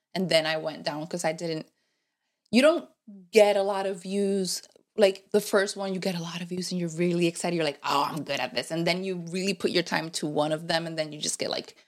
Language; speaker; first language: English; non-native, fluent; Spanish